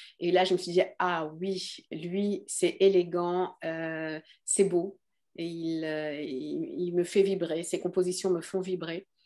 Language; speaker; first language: French; early bilingual, other home language; Arabic